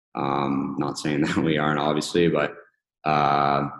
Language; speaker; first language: English; native; English